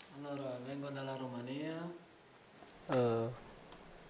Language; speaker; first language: Italian; non-native, fluent; Romanian